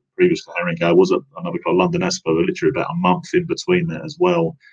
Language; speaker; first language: English; native; English